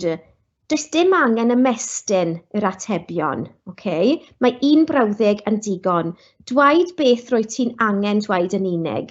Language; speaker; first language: Welsh; non-native, local second language; English